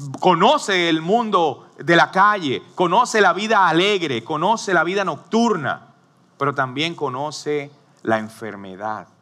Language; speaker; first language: Spanish; native; Spanish